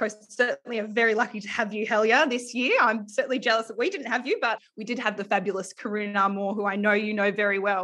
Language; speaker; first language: English; native; English